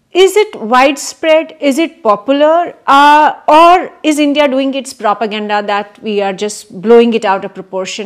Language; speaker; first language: English; non-native, local second language; Kashmiri